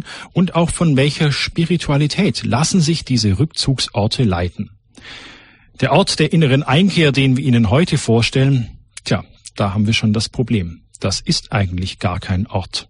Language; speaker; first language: German; native; German